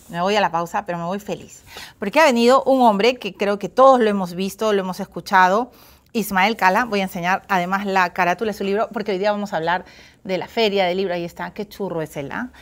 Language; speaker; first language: Spanish; native; Spanish